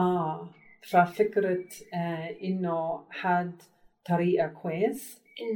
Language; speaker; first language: Arabic; non-native, learner; English